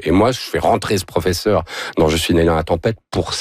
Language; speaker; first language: French; native; French